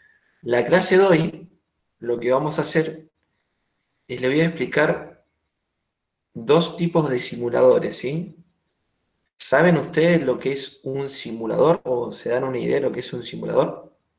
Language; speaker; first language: Spanish; native; Spanish